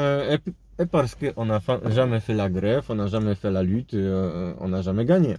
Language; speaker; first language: French; non-native, fluent; Polish